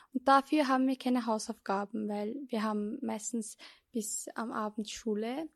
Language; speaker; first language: German; non-native, local second language; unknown